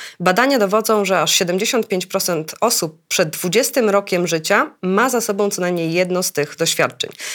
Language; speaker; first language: Polish; native; Polish